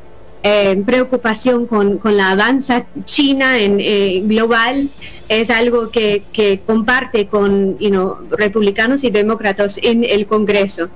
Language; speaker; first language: Spanish; non-native, fluent; English